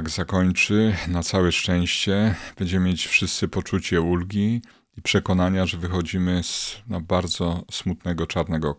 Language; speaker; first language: Polish; native; Polish